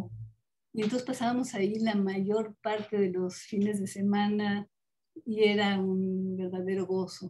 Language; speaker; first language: Spanish; native; Spanish